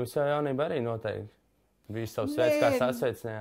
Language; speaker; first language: Latvian; native; Latvian